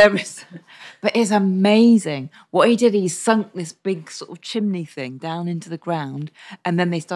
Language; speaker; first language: English; native; English